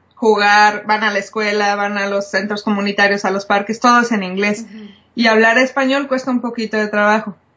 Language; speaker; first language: Spanish; native; Spanish